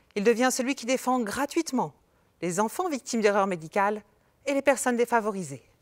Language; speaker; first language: French; native; French